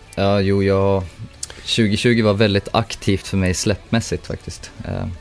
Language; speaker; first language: Swedish; native; Swedish